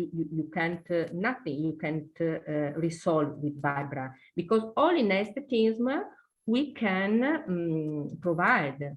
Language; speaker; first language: English; non-native, learner; Italian